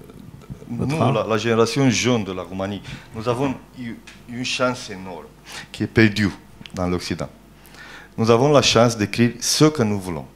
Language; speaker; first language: French; non-native, fluent; Romanian